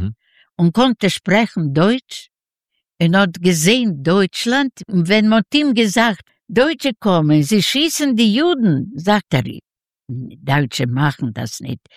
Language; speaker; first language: German; non-native, learner; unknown